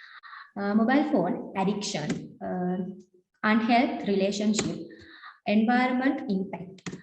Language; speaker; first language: English; non-native, learner; Sinhala